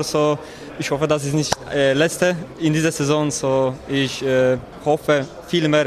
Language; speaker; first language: German; non-native, learner; Polish